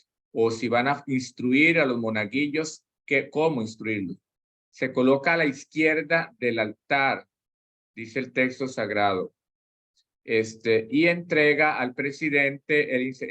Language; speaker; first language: Spanish; native; Spanish